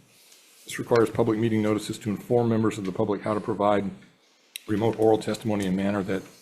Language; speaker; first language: English; native; English